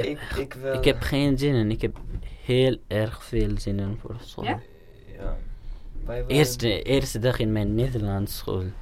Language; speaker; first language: Dutch; non-native, learner; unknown